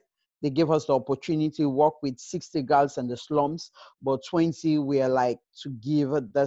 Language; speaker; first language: English; non-native, local second language; Krio